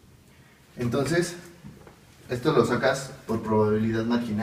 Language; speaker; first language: Spanish; native; Spanish